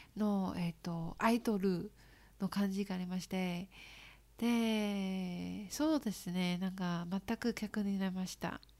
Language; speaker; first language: Japanese; non-native, learner; Chinese